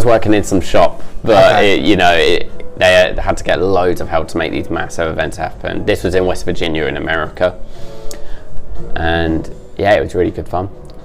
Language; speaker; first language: English; native; English